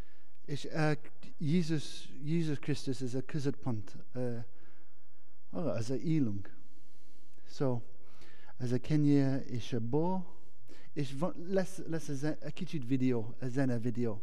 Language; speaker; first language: Hungarian; non-native, learner; English